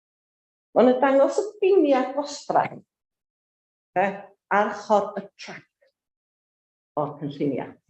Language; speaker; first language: Welsh; native; Welsh